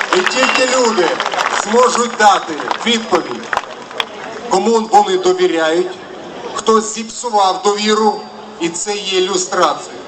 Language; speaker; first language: Ukrainian; non-native, local second language; Russian